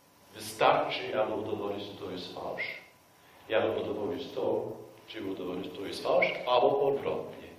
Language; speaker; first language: Polish; non-native, fluent; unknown